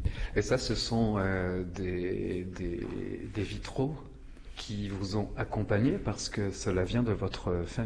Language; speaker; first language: French; native; French